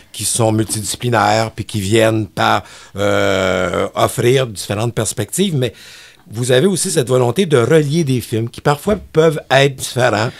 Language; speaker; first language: French; native; French